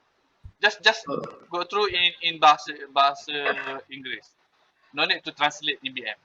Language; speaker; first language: English; non-native, local second language; Malay